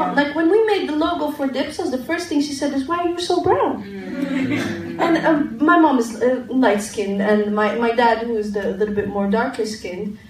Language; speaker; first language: English; non-native, fluent; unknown